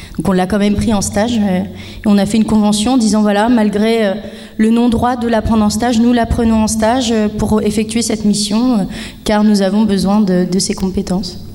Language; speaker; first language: French; native; French